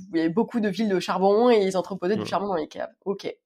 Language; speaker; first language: French; native; French